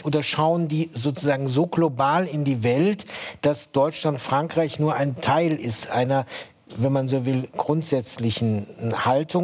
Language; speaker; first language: German; native; German